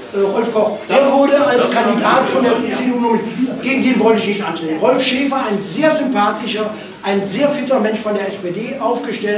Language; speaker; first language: German; native; German